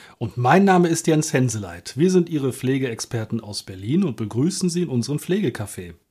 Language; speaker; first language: German; native; German